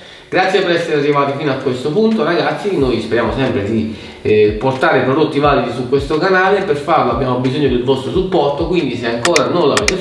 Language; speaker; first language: Italian; native; Italian